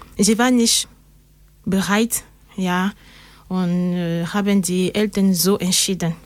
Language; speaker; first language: German; non-native, learner; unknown